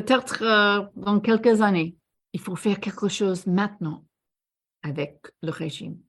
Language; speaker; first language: French; non-native, fluent; English